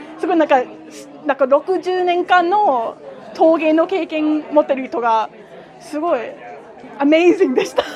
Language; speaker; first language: Japanese; non-native, fluent; English